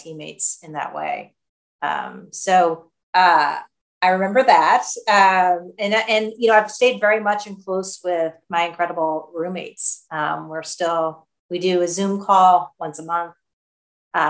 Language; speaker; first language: English; native; English